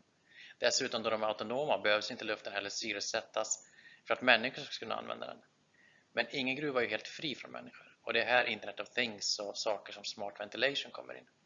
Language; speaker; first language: Swedish; native; Swedish